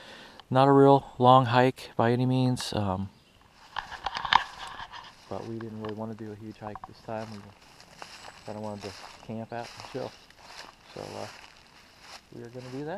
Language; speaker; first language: English; native; English